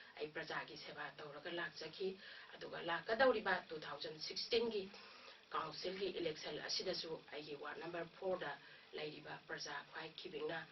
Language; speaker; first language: Manipuri; native; Manipuri